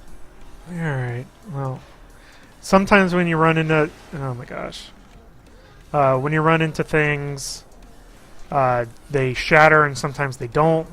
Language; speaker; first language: English; native; English